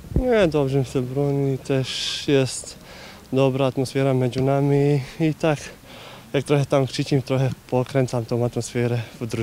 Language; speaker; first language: Polish; non-native, learner; Bosnian